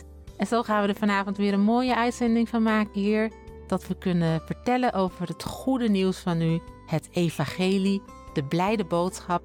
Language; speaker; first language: Dutch; native; Dutch